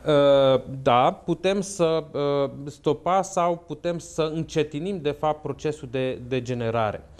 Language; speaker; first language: Romanian; native; Romanian